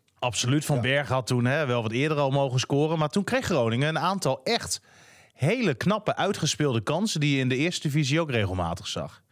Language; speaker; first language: Dutch; native; Dutch